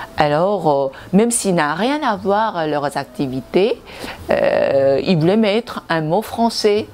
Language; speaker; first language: French; non-native, fluent; Korean